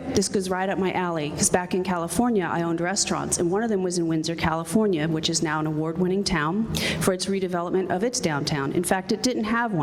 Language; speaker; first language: English; native; English